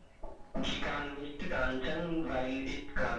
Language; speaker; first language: German; non-native, learner; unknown